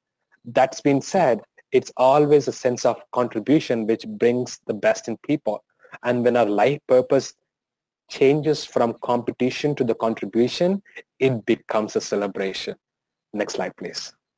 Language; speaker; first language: English; non-native, local second language; Telugu